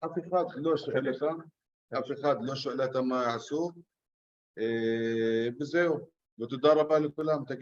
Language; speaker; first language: Hebrew; non-native, local second language; Arabic